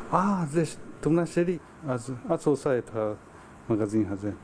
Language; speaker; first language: Hebrew; non-native, learner; Japanese